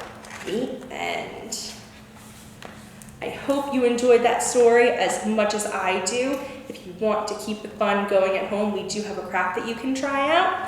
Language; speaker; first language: English; native; English